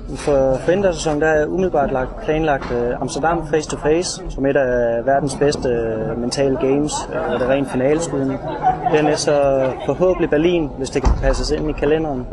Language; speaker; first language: Danish; native; Danish